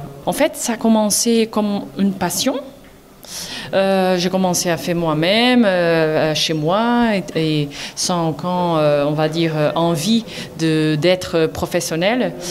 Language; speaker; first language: French; non-native, fluent; Portuguese